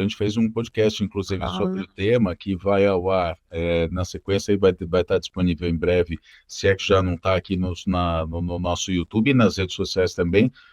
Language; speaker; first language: Portuguese; native; Portuguese